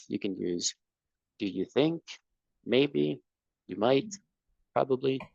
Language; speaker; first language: English; non-native, fluent; Spanish